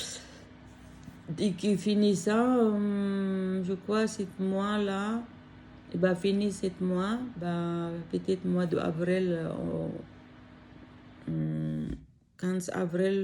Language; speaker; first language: French; non-native, learner; Filipino